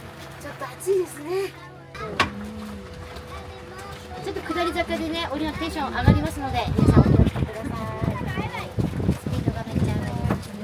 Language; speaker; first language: Japanese; native; Japanese